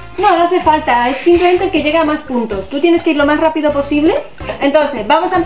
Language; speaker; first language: Spanish; native; Spanish